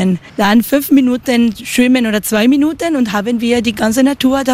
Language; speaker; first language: German; non-native, learner; Spanish